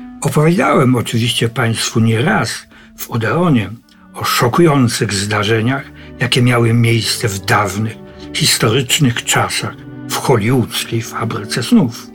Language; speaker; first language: Polish; native; Polish